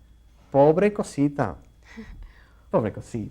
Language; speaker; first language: Spanish; non-native, fluent; English